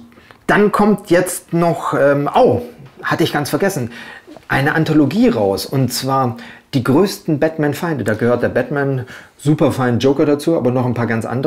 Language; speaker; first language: German; native; German